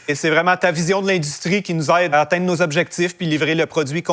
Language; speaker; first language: French; native; French